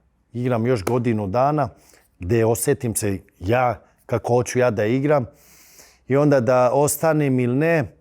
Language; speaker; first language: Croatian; early bilingual, heritage; Bosnian